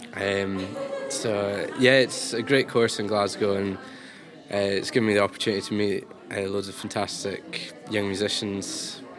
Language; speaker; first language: English; native; English